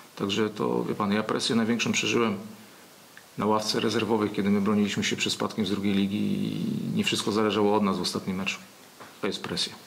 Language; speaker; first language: Polish; native; Polish